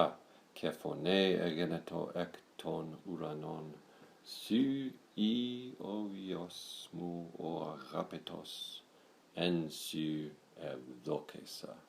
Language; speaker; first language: Greek; non-native, learner; English